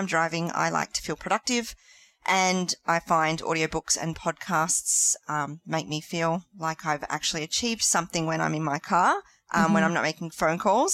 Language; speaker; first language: English; native; English